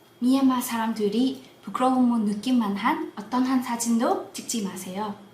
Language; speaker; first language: Korean; non-native, fluent; Burmese